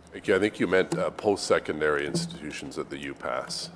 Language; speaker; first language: English; native; English